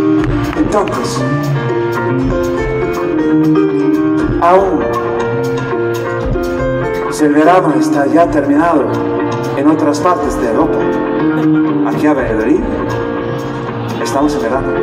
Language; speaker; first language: Spanish; non-native, fluent; French